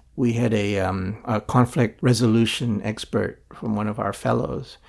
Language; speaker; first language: English; non-native, local second language; Filipino